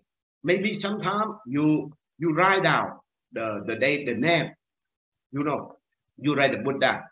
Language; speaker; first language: English; non-native, learner; Vietnamese